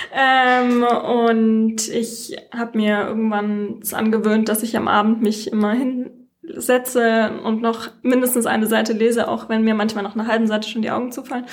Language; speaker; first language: German; native; German